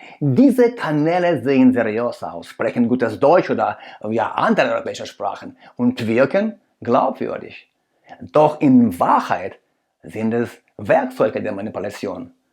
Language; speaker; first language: German; non-native, fluent; Russian